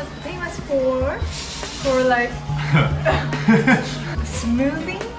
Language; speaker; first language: English; non-native, fluent; Japanese